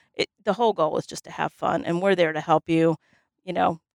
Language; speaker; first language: English; native; English